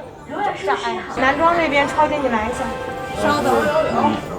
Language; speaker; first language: Chinese; native; Chinese